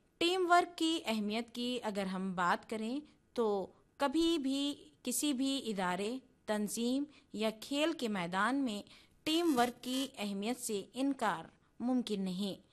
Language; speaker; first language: Urdu; native; Urdu